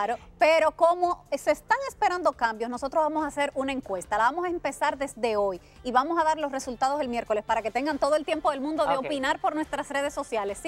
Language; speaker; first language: Spanish; native; Spanish